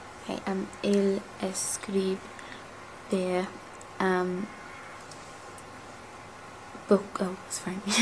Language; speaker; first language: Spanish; non-native, learner; English